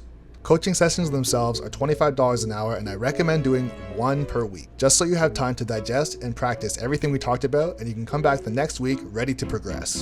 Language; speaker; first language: English; native; English